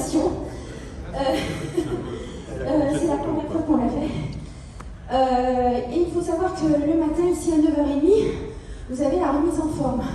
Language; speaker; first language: French; native; French